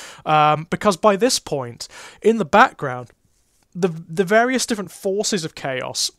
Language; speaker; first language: English; native; English